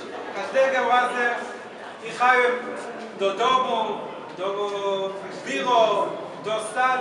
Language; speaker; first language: Polish; non-native, learner; Hebrew